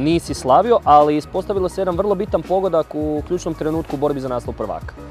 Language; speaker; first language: Croatian; native; Croatian